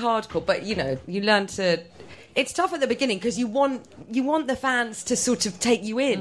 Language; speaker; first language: English; non-native, local second language; Polish